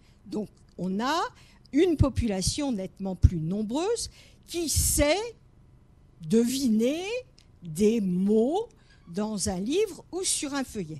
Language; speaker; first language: French; native; French